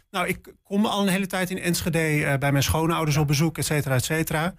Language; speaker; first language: Dutch; native; Dutch